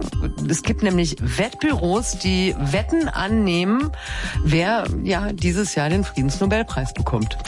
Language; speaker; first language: German; native; German